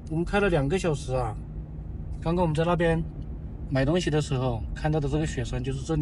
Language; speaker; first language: Chinese; native; Chinese